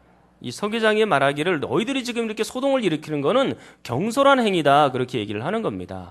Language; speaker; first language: Korean; native; Korean